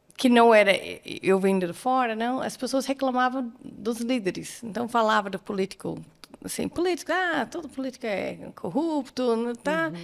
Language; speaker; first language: Portuguese; non-native, fluent; English